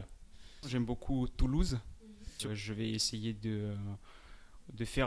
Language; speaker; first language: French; non-native, fluent; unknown